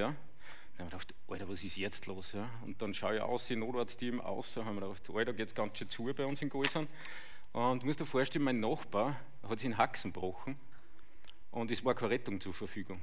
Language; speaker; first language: German; native; German